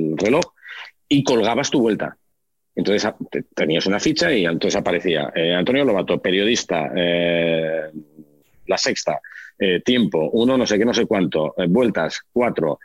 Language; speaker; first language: Spanish; native; Spanish